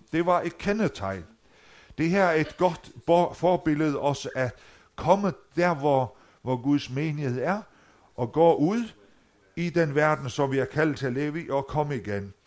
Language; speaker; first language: Danish; non-native, local second language; Faroese